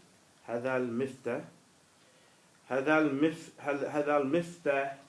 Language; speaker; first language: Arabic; non-native, learner; English